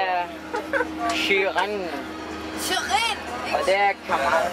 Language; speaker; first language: Danish; early bilingual, other home language; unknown